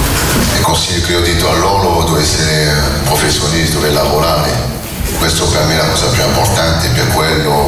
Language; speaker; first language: Italian; non-native, learner; French